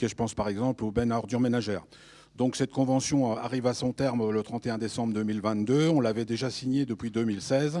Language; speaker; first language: French; native; French